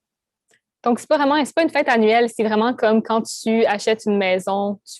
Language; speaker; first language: French; native; French